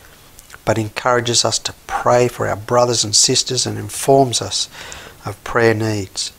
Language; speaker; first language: English; native; English